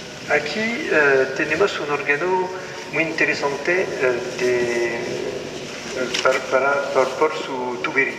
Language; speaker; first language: Spanish; non-native, learner; French